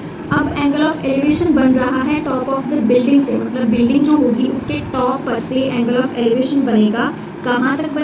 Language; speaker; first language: Hindi; native; Hindi